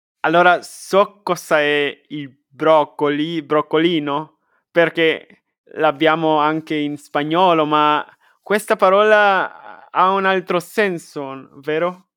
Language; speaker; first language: Italian; non-native, fluent; Spanish